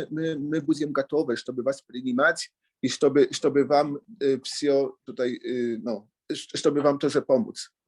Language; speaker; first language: Russian; non-native, learner; Polish